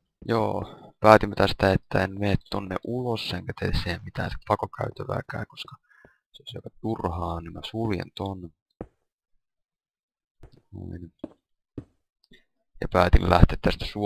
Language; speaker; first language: Finnish; native; Finnish